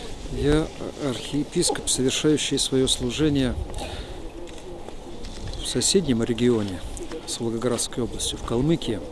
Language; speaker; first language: Russian; native; Russian